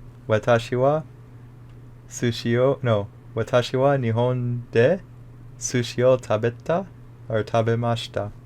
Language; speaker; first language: Japanese; non-native, learner; English